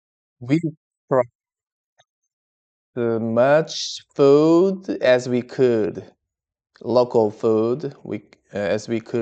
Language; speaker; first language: English; non-native, learner; Korean